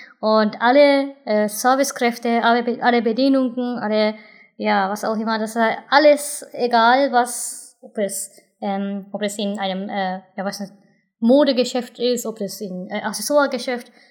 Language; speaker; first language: German; non-native, fluent; Japanese